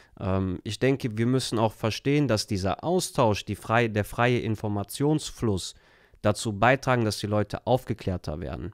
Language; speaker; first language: German; early bilingual, other home language; Turkish